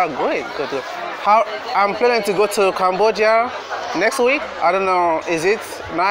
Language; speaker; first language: English; non-native, learner; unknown